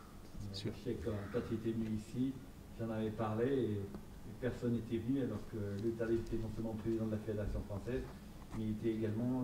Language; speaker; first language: French; native; French